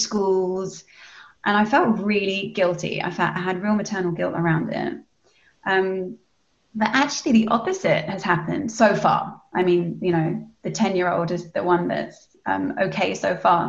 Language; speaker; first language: English; native; English